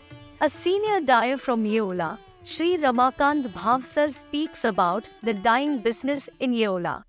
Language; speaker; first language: English; non-native, local second language; Marathi